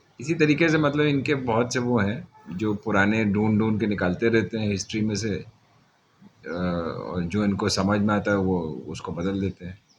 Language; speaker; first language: Hindi; native; Hindi